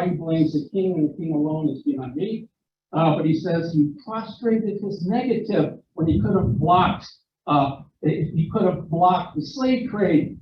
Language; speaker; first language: English; non-native, fluent; Ukrainian